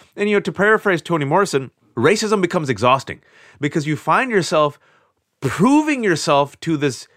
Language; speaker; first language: English; native; English